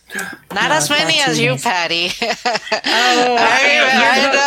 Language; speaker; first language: English; early bilingual, other home language; Spanish